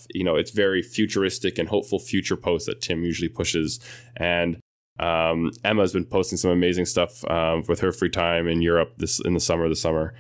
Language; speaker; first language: English; native; English